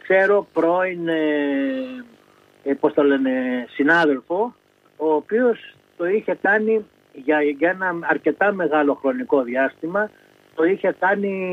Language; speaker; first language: Greek; native; Greek